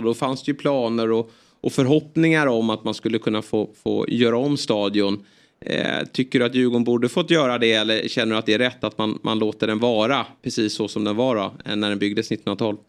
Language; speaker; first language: Swedish; native; Swedish